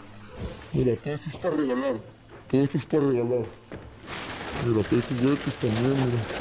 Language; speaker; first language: Spanish; native; Spanish